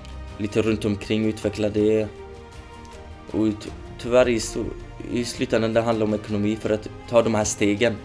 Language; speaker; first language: Swedish; early bilingual, other home language; Kurdish